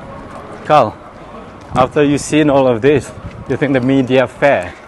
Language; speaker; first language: English; non-native, learner; Indonesian